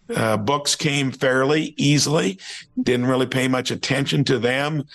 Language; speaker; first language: English; native; English